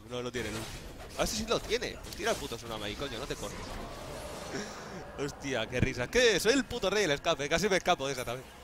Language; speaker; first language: Spanish; native; Spanish